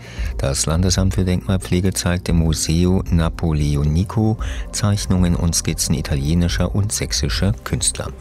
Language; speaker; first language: German; native; German